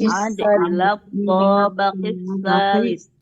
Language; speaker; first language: Arabic; non-native, learner; Indonesian